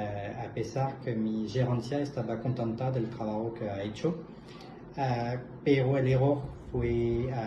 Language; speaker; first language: Spanish; non-native, fluent; French